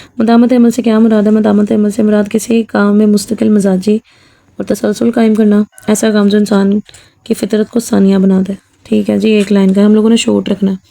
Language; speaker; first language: Urdu; non-native, local second language; Punjabi